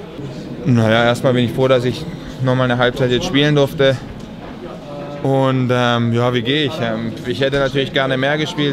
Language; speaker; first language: German; native; German